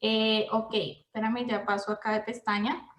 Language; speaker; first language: Spanish; native; Spanish